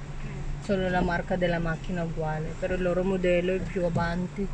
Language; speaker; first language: Italian; non-native, fluent; Filipino